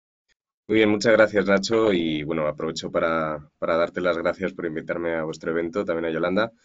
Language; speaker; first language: Spanish; native; Spanish